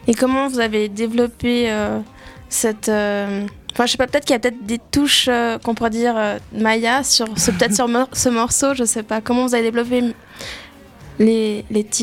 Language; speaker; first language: French; native; French